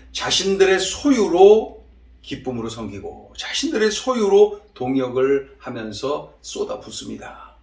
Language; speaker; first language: Korean; native; Korean